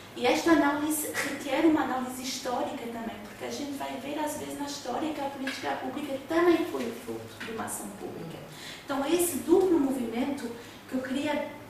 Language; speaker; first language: Portuguese; non-native, fluent; French